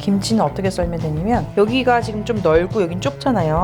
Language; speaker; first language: Korean; native; Korean